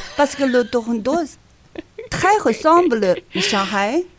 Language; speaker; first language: French; non-native, learner; Chinese